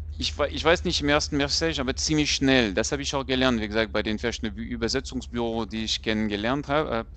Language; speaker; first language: German; non-native, fluent; French